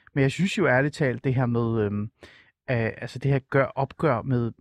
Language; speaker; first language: Danish; native; Danish